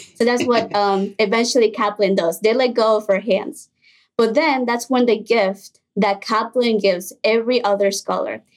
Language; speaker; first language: English; early bilingual, other home language; Spanish